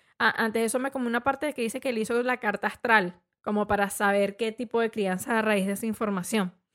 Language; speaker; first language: Spanish; native; Spanish